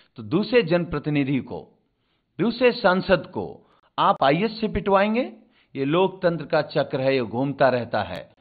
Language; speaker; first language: Hindi; native; Hindi